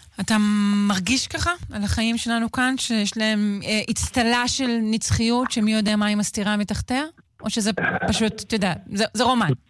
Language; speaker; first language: Hebrew; native; Hebrew